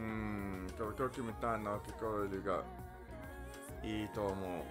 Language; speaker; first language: Japanese; non-native, learner; English